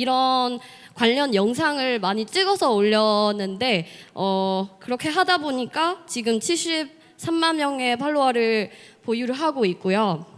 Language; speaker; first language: Korean; non-native, fluent; Burmese